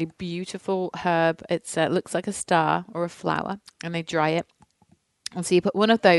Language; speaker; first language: English; native; English